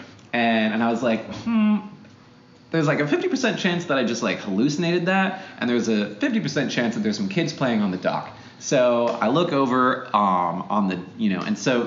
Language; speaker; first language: English; native; English